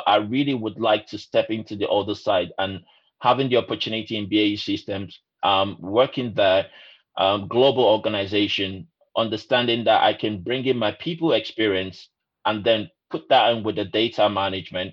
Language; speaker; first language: English; non-native, local second language; Igbo